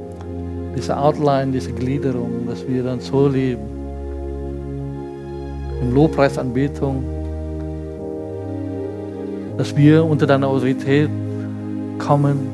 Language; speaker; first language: German; non-native, fluent; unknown